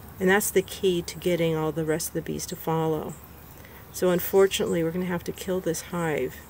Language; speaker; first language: English; native; English